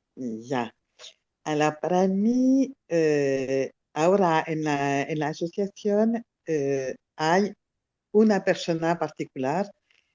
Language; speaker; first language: Spanish; non-native, fluent; French